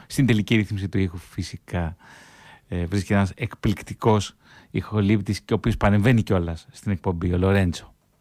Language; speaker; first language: Greek; native; Greek